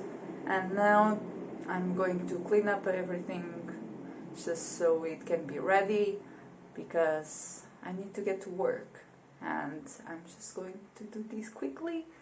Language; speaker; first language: English; non-native, fluent; Portuguese